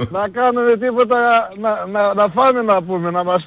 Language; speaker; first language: Greek; native; Greek